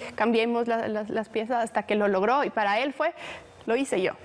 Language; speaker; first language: Spanish; native; Spanish